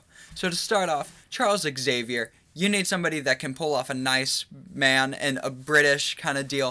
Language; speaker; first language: English; native; English